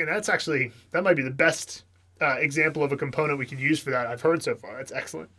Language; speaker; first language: English; native; English